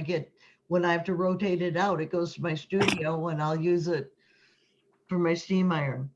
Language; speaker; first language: English; native; English